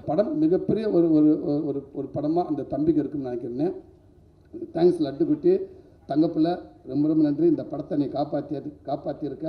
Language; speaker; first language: Tamil; native; Tamil